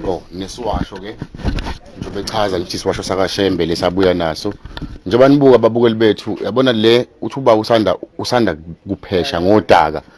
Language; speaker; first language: Zulu; native; Zulu